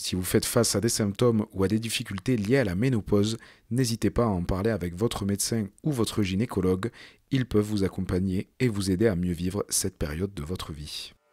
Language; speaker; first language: French; native; French